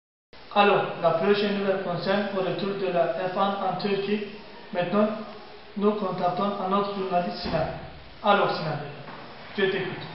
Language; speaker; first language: French; non-native, learner; Turkish